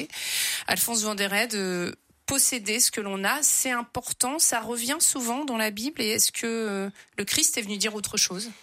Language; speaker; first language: French; native; French